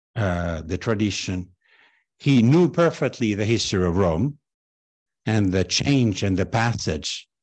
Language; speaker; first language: English; non-native, fluent; Italian